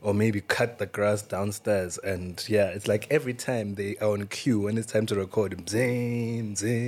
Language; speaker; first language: English; non-native, local second language; Swati